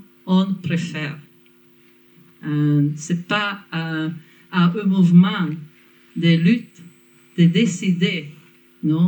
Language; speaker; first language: French; non-native, fluent; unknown